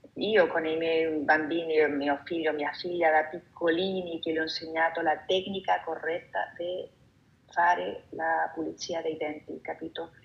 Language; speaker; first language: Italian; non-native, fluent; Spanish